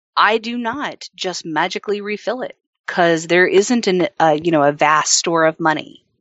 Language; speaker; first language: English; native; English